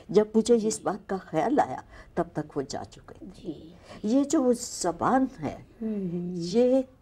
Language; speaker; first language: Urdu; non-native, local second language; Punjabi